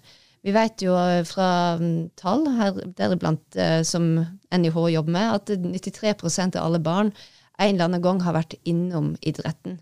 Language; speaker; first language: Norwegian; native; Norwegian